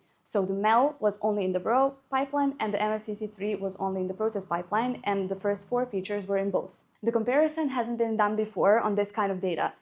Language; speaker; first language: English; non-native, fluent; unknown